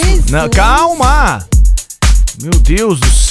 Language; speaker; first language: Portuguese; native; Portuguese